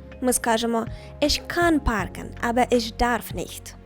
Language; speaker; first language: German; non-native, fluent; Ukrainian